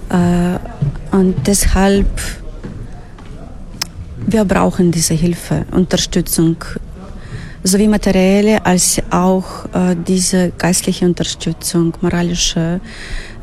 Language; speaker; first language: German; non-native, fluent; Ukrainian